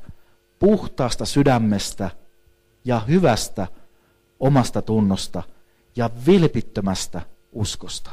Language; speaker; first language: Finnish; native; Finnish